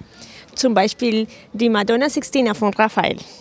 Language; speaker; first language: German; non-native, learner; Spanish